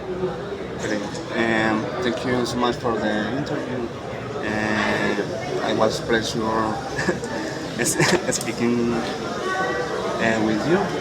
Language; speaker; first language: English; non-native, learner; Spanish